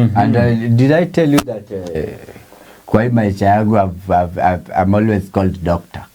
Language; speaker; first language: English; non-native, local second language; Swahili